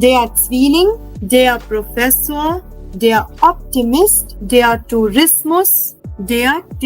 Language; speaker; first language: German; non-native, fluent; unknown